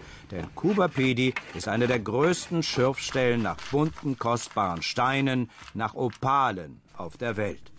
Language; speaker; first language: German; native; German